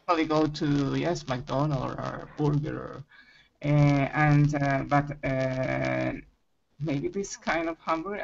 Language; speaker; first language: English; non-native, learner; Spanish